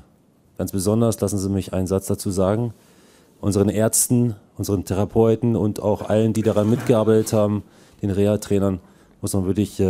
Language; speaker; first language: German; native; German